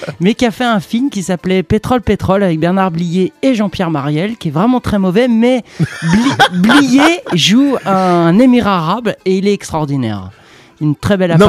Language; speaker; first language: French; native; French